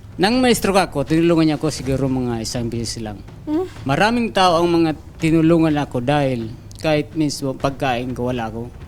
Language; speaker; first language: Filipino; non-native, local second language; Bikol